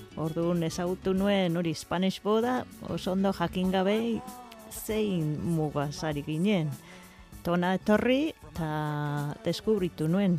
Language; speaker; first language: Basque; non-native, fluent; English